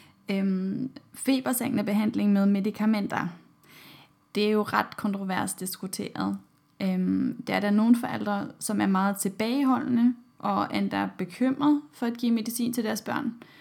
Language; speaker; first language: Danish; non-native, fluent; German